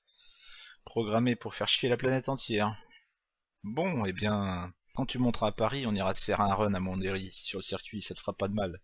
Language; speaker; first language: French; native; French